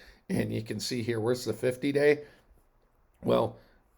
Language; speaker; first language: English; native; English